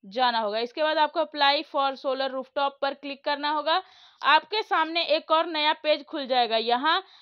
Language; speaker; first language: Hindi; native; Hindi